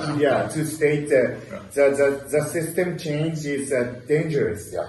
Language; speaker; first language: English; non-native, learner; Japanese